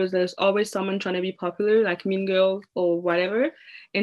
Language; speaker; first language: English; non-native, fluent; French